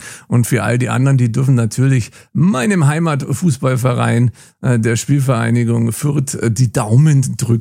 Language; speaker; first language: German; native; German